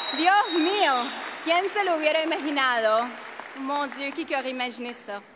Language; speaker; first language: English; native; English